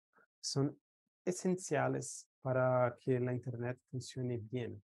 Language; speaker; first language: Spanish; non-native, fluent; Portuguese